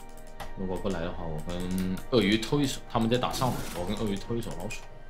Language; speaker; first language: Chinese; native; Chinese